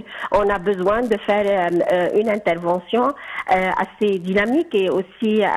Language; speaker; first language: French; non-native, fluent; Arabic